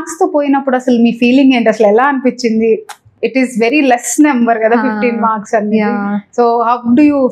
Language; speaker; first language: Telugu; native; Telugu